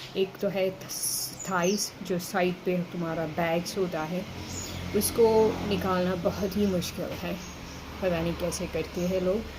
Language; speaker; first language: Hindi; native; Hindi